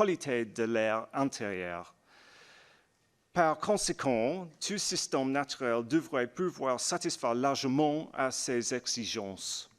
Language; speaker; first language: French; non-native, learner; English